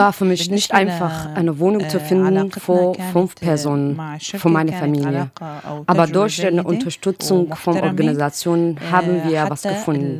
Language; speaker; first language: German; non-native, learner; Arabic